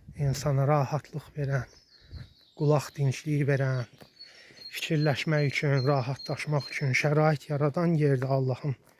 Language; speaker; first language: Azerbaijani; native; Azerbaijani